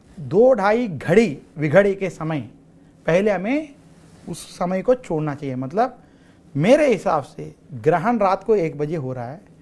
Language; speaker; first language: Hindi; non-native, local second language; Telugu